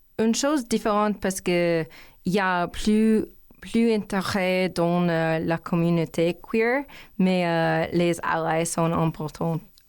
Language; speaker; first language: French; non-native, learner; English